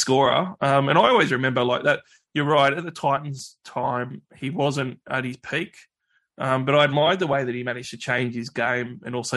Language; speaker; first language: English; native; English